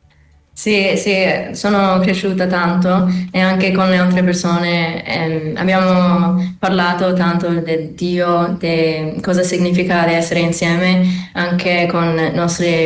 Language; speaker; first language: Italian; non-native, learner; English